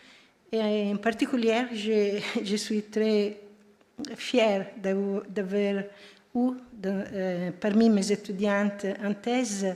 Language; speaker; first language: French; non-native, fluent; Italian